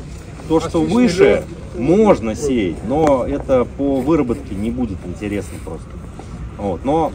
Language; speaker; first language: Russian; native; Russian